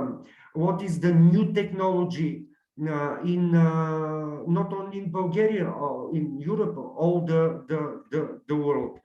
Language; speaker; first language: English; non-native, learner; Bulgarian